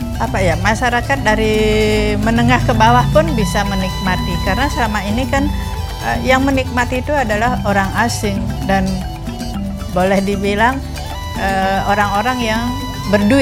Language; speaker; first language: Indonesian; non-native, local second language; Balinese